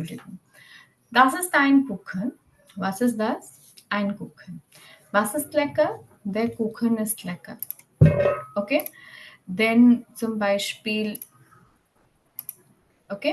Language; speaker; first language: German; non-native, fluent; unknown